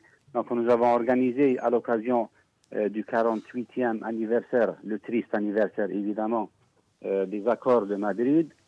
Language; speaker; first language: French; non-native, local second language; Arabic